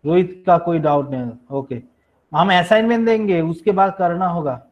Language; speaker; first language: Hindi; non-native, local second language; Bangla